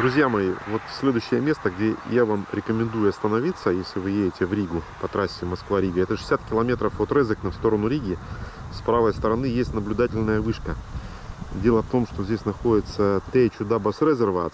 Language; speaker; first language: Russian; native; Russian